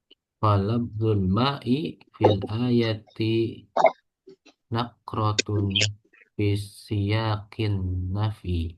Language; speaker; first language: Arabic; non-native, fluent; Indonesian